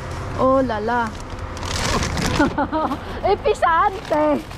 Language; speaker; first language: Italian; non-native, learner; Filipino